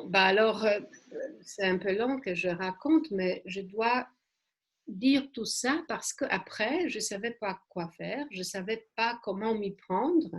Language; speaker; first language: French; non-native, fluent; Polish